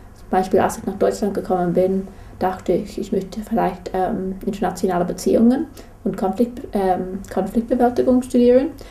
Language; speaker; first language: German; non-native, fluent; English